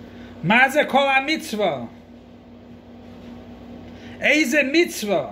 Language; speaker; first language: Hebrew; non-native, fluent; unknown